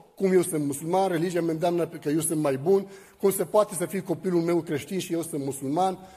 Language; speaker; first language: Romanian; non-native, fluent; Arabic